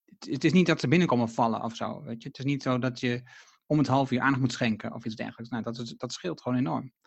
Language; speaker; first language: Dutch; native; Dutch